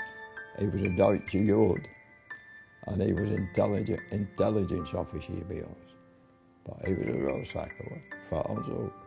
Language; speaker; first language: Dutch; non-native, learner; English